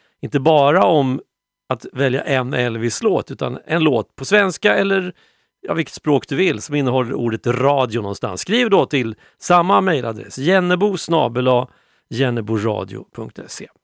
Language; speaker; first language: Swedish; native; Swedish